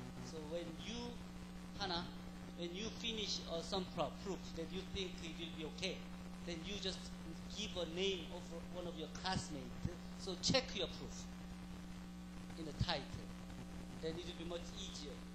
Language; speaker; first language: English; non-native, fluent; Korean